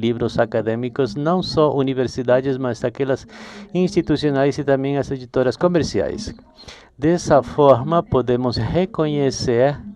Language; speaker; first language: Portuguese; non-native, fluent; Spanish